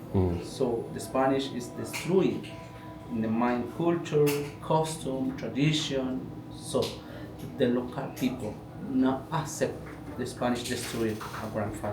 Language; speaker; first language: English; non-native, learner; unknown